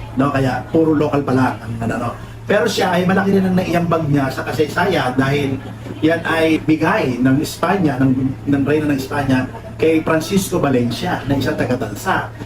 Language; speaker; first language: Filipino; native; Filipino